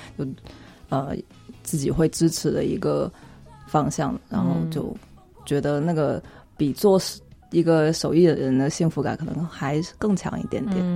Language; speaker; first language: Chinese; native; Chinese